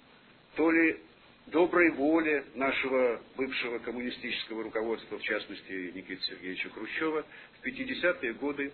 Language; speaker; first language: Russian; native; Russian